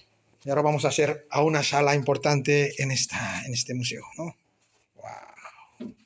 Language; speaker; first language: Spanish; non-native, fluent; Indonesian